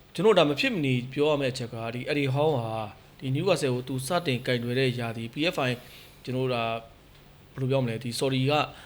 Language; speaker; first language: Burmese; native; Burmese